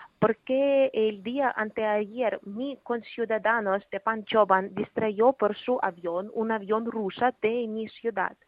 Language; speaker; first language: Spanish; non-native, learner; Ukrainian